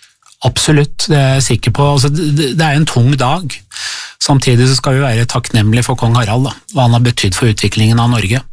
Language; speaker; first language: Norwegian; native; Norwegian